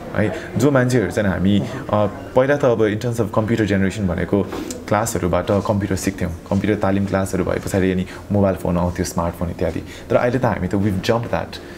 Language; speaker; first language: Nepali; early bilingual, heritage; Nepali